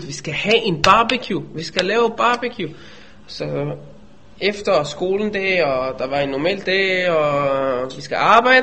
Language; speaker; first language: Danish; non-native, fluent; Hebrew